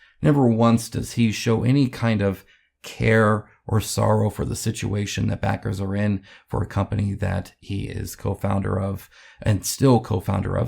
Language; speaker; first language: English; native; English